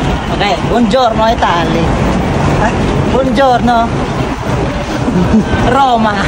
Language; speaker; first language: Italian; non-native, learner; Filipino